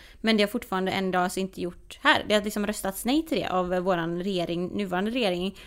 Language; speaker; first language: Swedish; native; Swedish